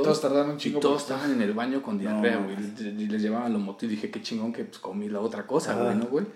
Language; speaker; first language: Spanish; native; Spanish